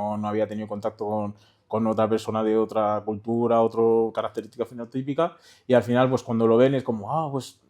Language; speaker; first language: Spanish; early bilingual, other home language; Haitian Creole